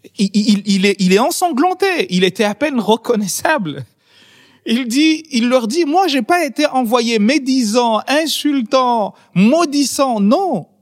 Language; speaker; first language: French; non-native, local second language; Ngazidja Comorian